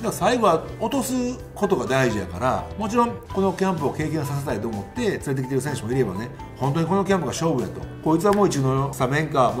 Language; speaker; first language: Japanese; native; Japanese